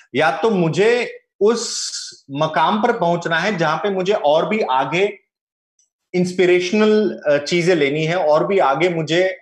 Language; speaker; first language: Hindi; non-native, local second language; Gujarati